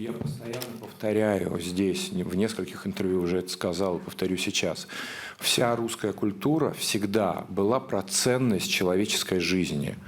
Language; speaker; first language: Russian; native; Russian